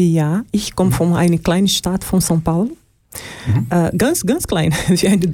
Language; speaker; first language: German; non-native, learner; Portuguese